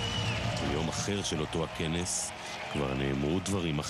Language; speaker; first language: Hebrew; native; Hebrew